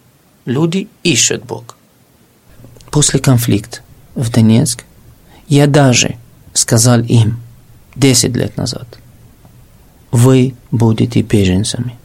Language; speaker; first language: Russian; non-native, fluent; Arabic